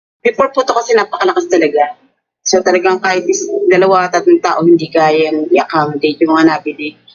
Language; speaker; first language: Filipino; native; Filipino